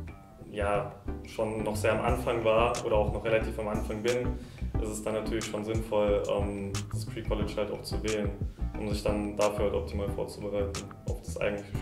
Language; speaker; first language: German; native; German